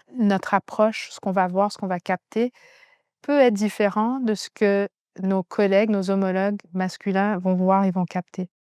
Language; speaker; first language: French; native; French